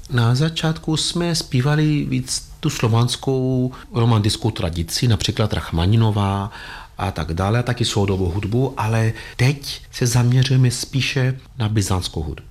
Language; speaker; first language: Czech; non-native, fluent; Greek